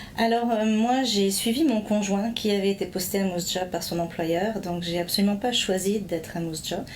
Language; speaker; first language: French; native; French